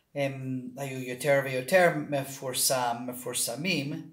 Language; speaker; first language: Hebrew; non-native, learner; English